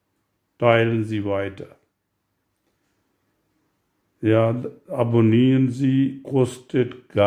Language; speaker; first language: German; non-native, learner; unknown